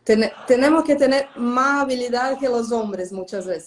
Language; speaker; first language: Spanish; non-native, fluent; Portuguese